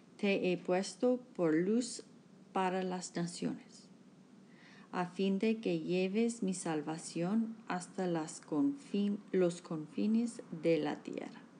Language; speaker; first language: Spanish; non-native, learner; English